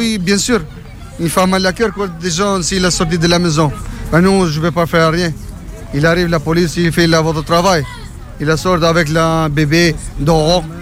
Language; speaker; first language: French; non-native, learner; Albanian